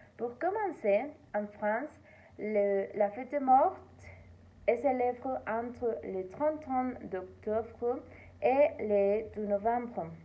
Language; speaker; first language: French; non-native, learner; Spanish